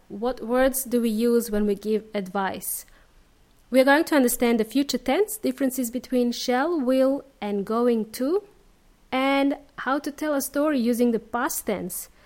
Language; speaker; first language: English; native; English